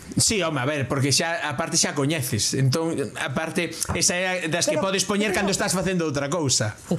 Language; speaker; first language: Galician; non-native, local second language; Spanish